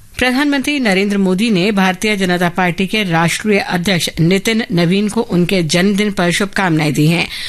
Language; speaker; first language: Hindi; native; Hindi